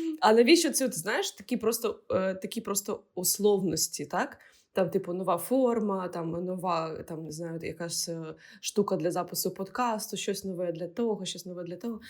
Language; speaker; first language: Ukrainian; non-native, local second language; Russian